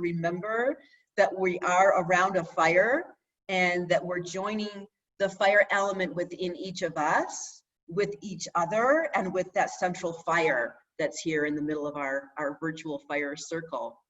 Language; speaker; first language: English; native; English